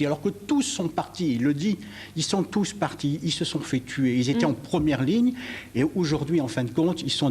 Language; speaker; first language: French; native; French